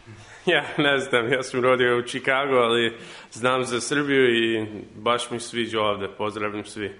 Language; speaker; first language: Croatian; early bilingual, heritage; Serbian